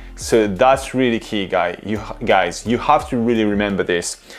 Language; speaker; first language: English; non-native, fluent; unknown